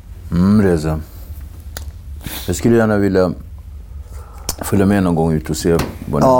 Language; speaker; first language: Swedish; native; Swedish